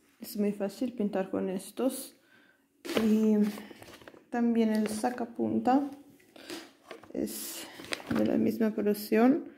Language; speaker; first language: Spanish; non-native, learner; Italian